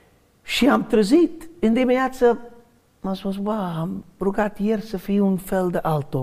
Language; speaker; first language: Romanian; non-native, learner; English